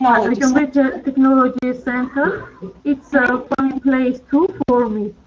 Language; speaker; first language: English; non-native, learner; Armenian